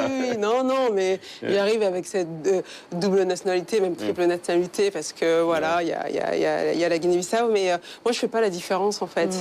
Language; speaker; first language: French; early bilingual, other home language; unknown